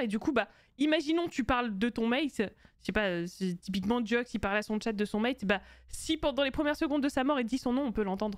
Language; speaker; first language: French; native; French